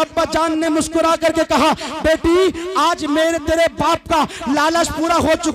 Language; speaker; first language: Hindi; native; Hindi